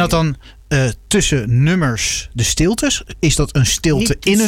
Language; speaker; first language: Dutch; native; Dutch